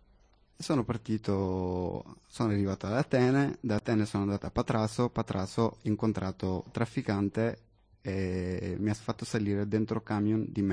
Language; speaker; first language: Italian; non-native, fluent; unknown